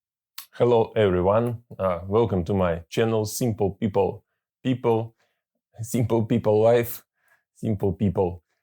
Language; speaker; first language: English; non-native, learner; Russian